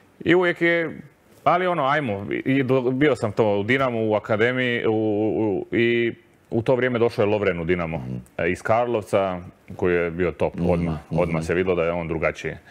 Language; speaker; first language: Croatian; native; Croatian